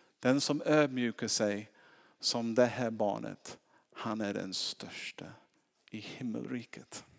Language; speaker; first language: Swedish; non-native, fluent; English